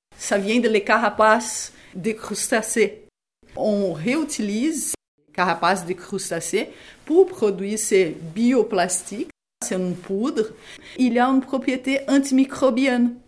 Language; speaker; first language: French; non-native, fluent; Portuguese